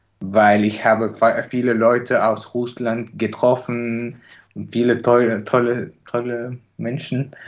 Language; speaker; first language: German; non-native, learner; Chinese